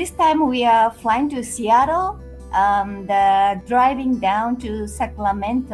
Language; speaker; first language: English; non-native, fluent; Japanese